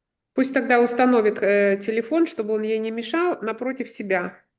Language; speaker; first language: Russian; native; Russian